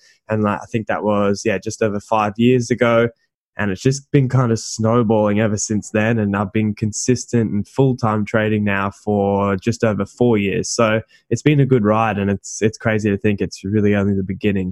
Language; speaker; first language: English; native; English